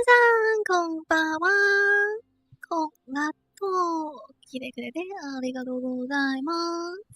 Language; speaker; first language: Japanese; non-native, learner; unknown